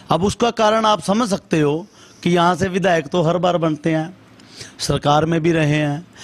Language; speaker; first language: Hindi; native; Hindi